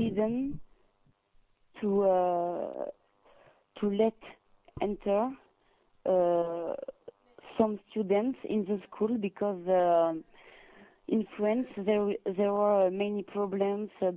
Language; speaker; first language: English; non-native, learner; French